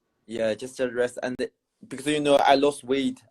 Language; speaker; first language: English; non-native, learner; Chinese